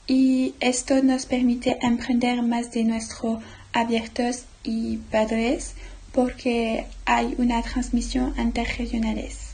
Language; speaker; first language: Spanish; non-native, learner; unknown